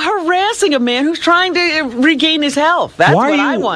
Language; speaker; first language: English; native; English